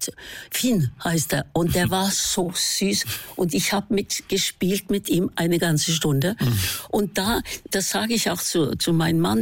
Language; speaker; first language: German; non-native, fluent; Norwegian